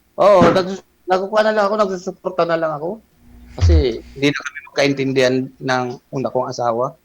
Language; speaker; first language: Filipino; non-native, local second language; Bikol